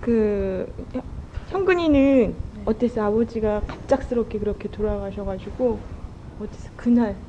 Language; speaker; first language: Korean; native; Korean